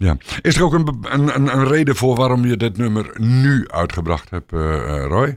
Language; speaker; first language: Dutch; native; Dutch